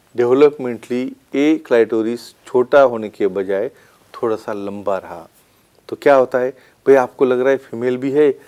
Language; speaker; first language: Hindi; non-native, local second language; Marathi